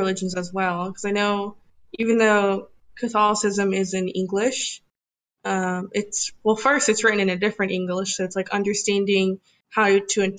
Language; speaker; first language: English; early bilingual, other home language; Spanish